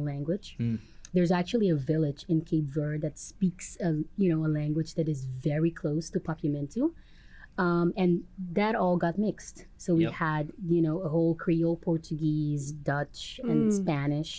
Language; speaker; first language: English; non-native, fluent; Papiamento